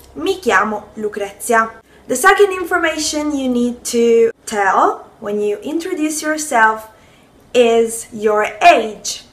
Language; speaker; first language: English; non-native, fluent; Italian